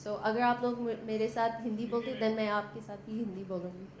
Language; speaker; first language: Hindi; non-native, learner; English